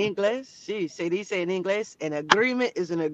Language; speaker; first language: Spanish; non-native, learner; English